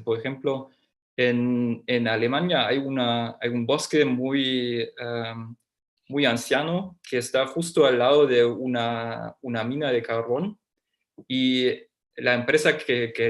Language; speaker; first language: Spanish; non-native, fluent; German